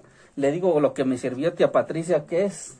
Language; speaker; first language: Spanish; native; Spanish